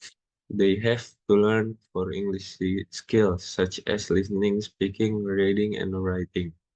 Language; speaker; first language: English; non-native, learner; Indonesian